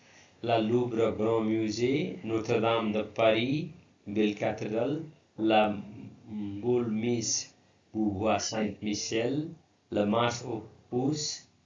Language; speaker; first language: French; non-native, learner; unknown